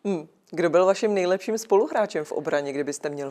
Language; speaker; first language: Czech; native; Czech